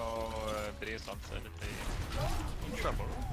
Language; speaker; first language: Swedish; native; Swedish